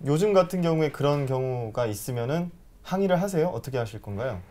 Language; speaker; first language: Korean; native; Korean